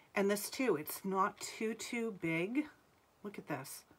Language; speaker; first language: English; native; English